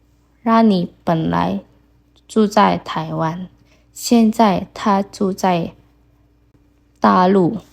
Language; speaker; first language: Chinese; non-native, fluent; Indonesian